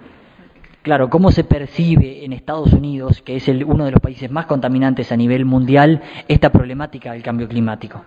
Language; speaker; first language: Spanish; native; Spanish